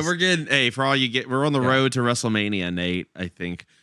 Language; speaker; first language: English; native; English